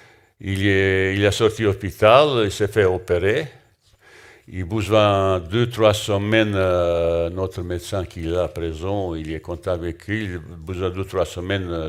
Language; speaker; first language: French; non-native, learner; Bosnian